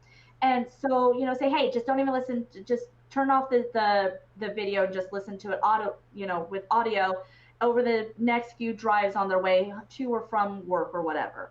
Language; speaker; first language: English; native; English